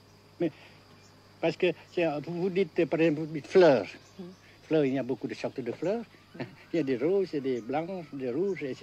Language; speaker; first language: French; non-native, fluent; Vietnamese